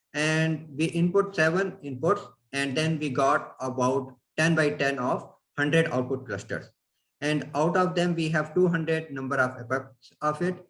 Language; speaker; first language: English; non-native, fluent; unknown